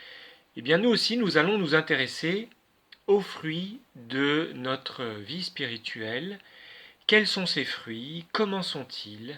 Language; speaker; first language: French; native; French